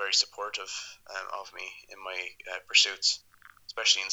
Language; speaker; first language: English; native; English